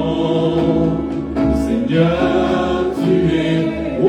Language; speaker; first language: French; non-native, local second language; Lingala